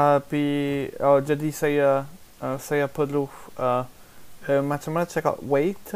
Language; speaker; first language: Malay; non-native, learner; English